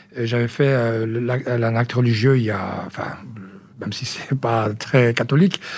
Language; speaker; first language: French; early bilingual, other home language; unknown